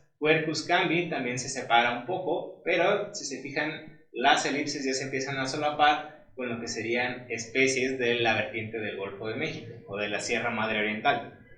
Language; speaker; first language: Spanish; native; Spanish